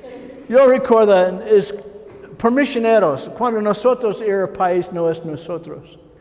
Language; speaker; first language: Spanish; non-native, learner; English